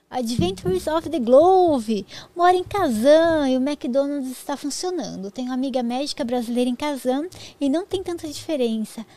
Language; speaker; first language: Portuguese; native; Portuguese